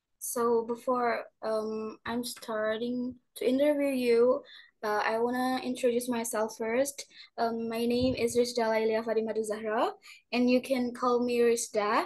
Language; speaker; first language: English; non-native, learner; Indonesian